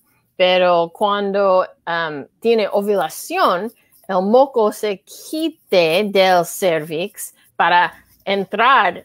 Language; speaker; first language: Spanish; non-native, learner; English